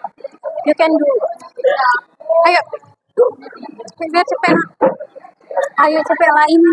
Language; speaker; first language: Indonesian; native; Indonesian